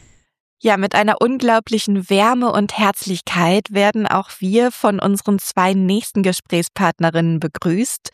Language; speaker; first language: German; native; German